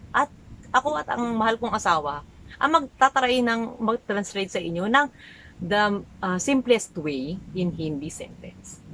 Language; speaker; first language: Filipino; native; Filipino